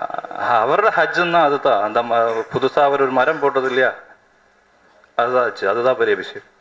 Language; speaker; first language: Tamil; non-native, learner; Malayalam